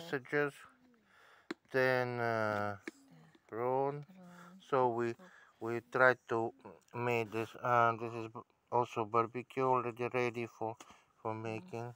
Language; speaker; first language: English; non-native, learner; Russian